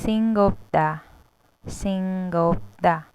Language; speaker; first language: Korean; non-native, learner; Hindi